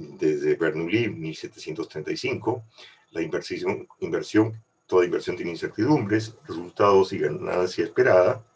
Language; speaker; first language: Spanish; native; Spanish